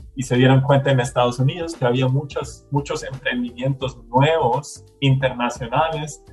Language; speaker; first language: Spanish; non-native, fluent; German